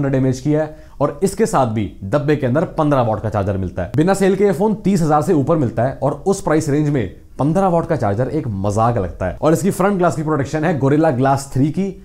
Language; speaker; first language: Hindi; native; Hindi